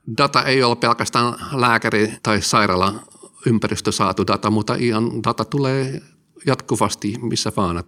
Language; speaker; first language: Finnish; non-native, fluent; Dutch